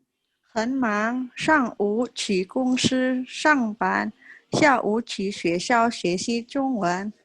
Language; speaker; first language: Chinese; non-native, learner; Indonesian